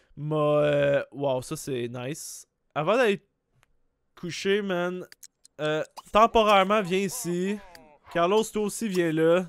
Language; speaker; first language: French; native; French